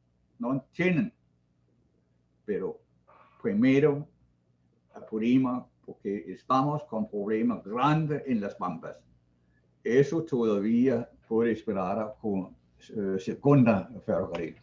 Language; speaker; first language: Spanish; non-native, fluent; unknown